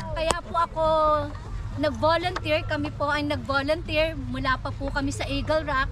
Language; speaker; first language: Filipino; native; Filipino